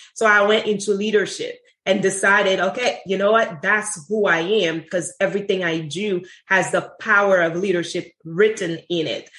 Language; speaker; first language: English; non-native, fluent; Haitian Creole